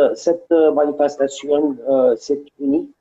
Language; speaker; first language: French; non-native, learner; Romanian